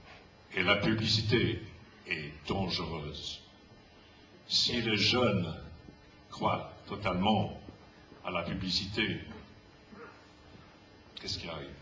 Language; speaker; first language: French; non-native, fluent; English